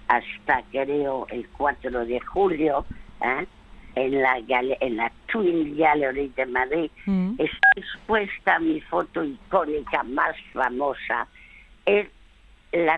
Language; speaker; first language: Spanish; early bilingual, other home language; French